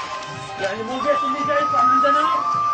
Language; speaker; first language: Arabic; native; Arabic